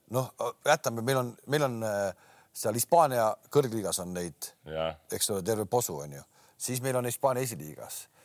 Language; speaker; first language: Estonian; native; Estonian